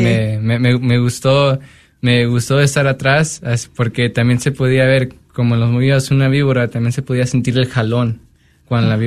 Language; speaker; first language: Spanish; early bilingual, heritage; Spanish